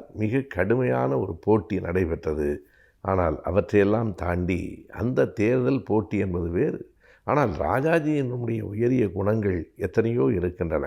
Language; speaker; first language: Tamil; native; Tamil